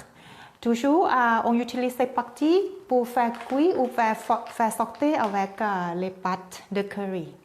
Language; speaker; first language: French; non-native, learner; Thai